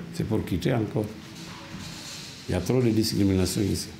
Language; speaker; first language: French; non-native, learner; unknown